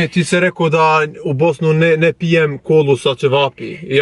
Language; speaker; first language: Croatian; non-native, learner; Albanian